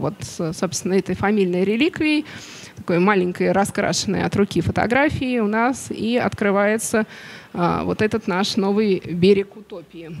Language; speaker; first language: Russian; native; Russian